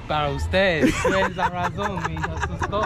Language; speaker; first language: Spanish; non-native, learner; English